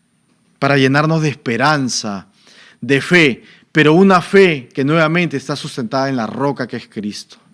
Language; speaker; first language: Spanish; native; Spanish